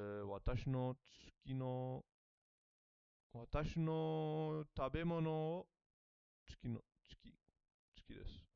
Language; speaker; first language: Japanese; non-native, learner; English